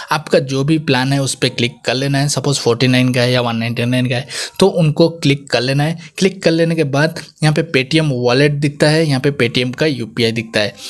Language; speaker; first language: Hindi; native; Hindi